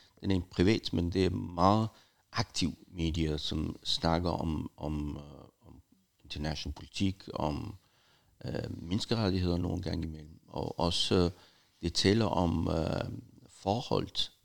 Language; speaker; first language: Danish; non-native, fluent; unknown